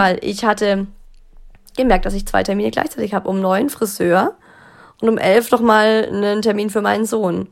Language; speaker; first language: German; native; German